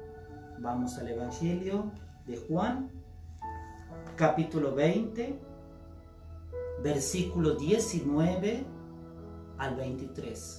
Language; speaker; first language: Spanish; native; Spanish